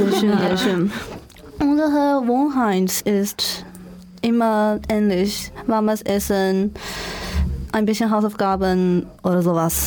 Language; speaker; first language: German; non-native, learner; Chinese